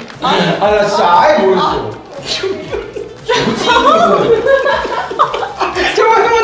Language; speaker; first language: Korean; native; Korean